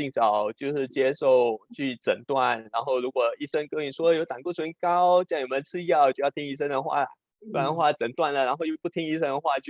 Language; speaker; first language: Chinese; native; Chinese